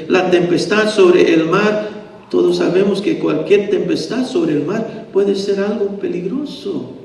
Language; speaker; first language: Spanish; early bilingual, heritage; Spanish